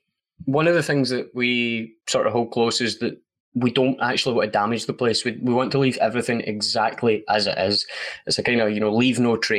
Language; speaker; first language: English; native; English